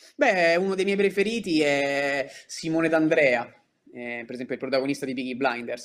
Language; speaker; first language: Italian; native; Italian